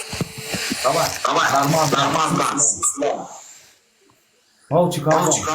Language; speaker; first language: Russian; non-native, learner; Turkmen